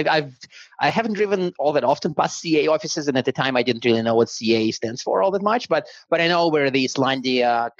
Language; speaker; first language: English; non-native, fluent; Russian